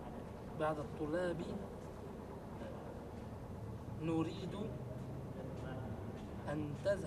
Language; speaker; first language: Arabic; non-native, learner; French